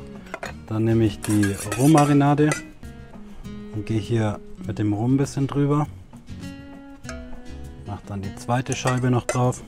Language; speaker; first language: German; native; German